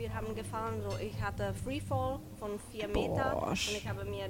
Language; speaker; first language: German; non-native, learner; Czech